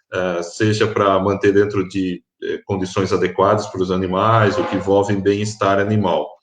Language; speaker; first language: Portuguese; native; Portuguese